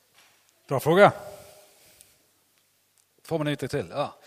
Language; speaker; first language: Swedish; non-native, learner; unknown